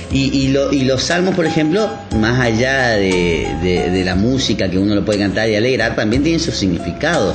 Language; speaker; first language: Spanish; native; Spanish